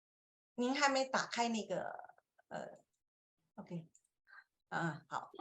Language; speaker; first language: Chinese; non-native, fluent; Indonesian